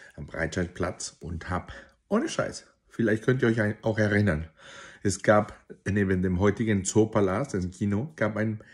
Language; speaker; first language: German; non-native, fluent; Spanish